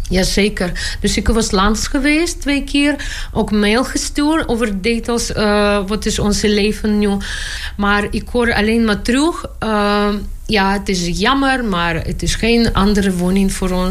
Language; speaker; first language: Dutch; non-native, learner; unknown